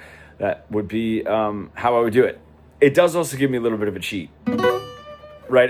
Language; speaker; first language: English; native; English